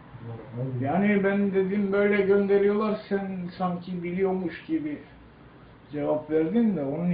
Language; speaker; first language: Turkish; native; Turkish